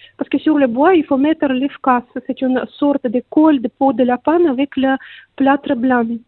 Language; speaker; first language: French; non-native, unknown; Russian